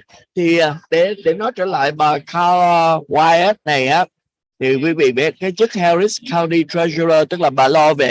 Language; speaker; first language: Vietnamese; native; Vietnamese